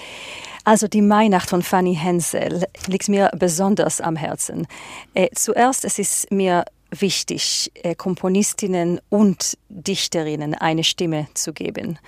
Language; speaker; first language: German; non-native, fluent; Hebrew